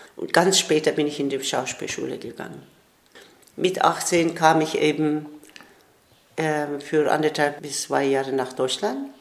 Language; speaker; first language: German; non-native, fluent; Turkish